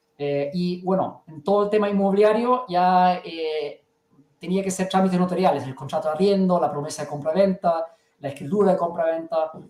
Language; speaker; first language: Spanish; early bilingual, heritage; German